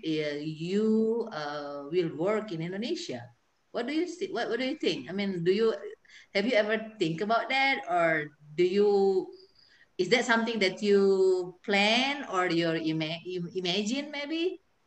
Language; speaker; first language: English; non-native, fluent; Indonesian